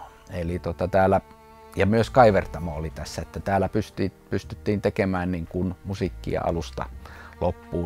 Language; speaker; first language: Finnish; native; Finnish